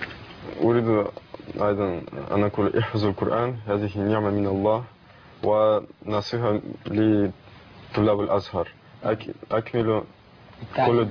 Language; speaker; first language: Arabic; non-native, learner; Russian